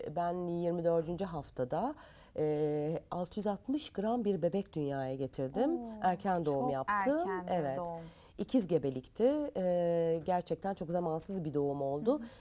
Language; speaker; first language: Turkish; early bilingual, heritage; Turkish